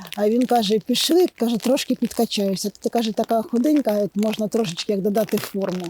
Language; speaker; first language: Ukrainian; non-native, local second language; Russian